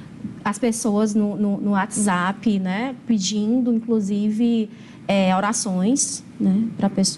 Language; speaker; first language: Portuguese; native; Portuguese